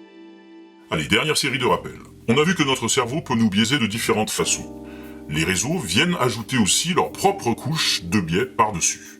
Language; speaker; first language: French; native; French